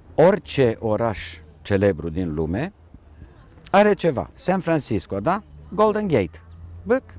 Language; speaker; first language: Romanian; native; Romanian